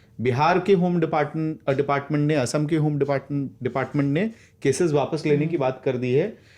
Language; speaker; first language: Hindi; native; Hindi